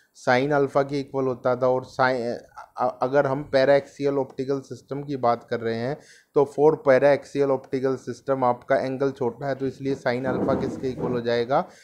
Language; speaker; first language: Hindi; native; Hindi